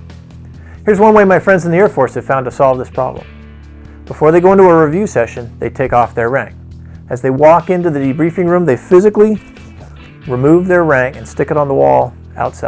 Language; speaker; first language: English; native; English